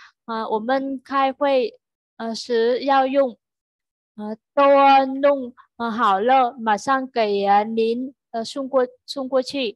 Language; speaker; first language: Chinese; non-native, fluent; Vietnamese